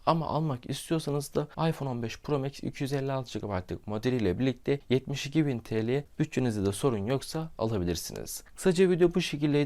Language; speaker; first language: Turkish; native; Turkish